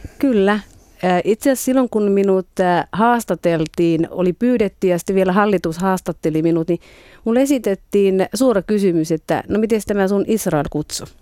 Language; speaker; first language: Finnish; native; Finnish